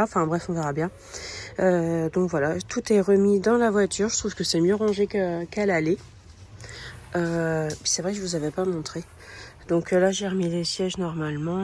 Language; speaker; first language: French; native; French